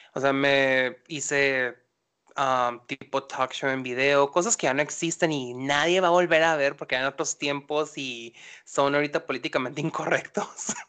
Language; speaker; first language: Spanish; native; Spanish